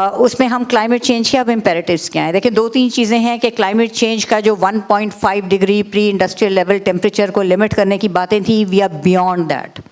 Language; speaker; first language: Urdu; native; Urdu